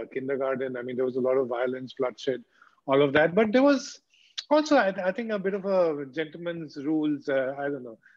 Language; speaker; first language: English; non-native, local second language; Bangla